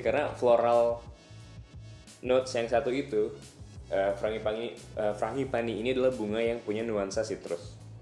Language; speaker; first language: Indonesian; native; Indonesian